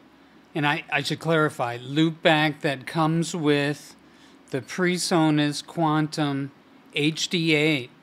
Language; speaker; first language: English; native; English